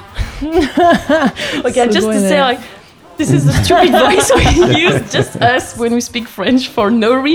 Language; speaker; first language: English; non-native, fluent; French